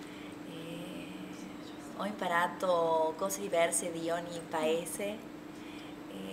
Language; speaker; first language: Italian; non-native, learner; Spanish